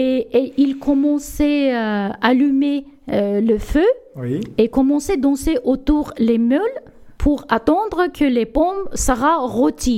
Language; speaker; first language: French; non-native, learner; Armenian